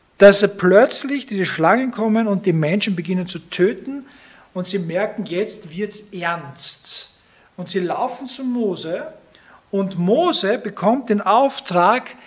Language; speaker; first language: German; native; German